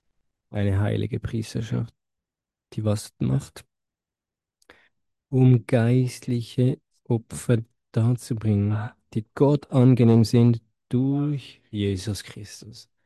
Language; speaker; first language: German; non-native, fluent; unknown